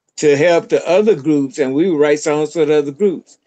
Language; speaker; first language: English; native; English